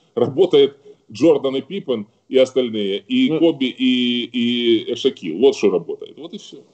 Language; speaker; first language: Russian; native; Russian